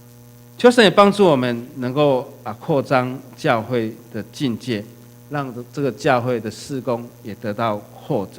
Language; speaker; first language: Chinese; native; Chinese